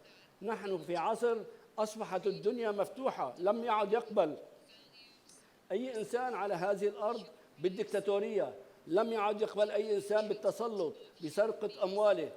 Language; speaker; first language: Arabic; native; Arabic